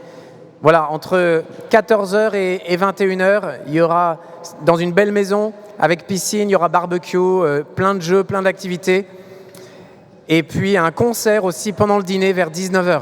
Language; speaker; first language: French; native; French